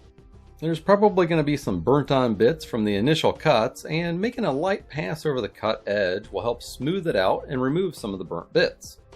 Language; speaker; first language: English; native; English